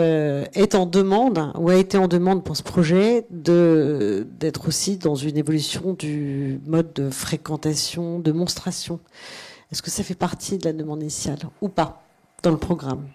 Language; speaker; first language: French; native; French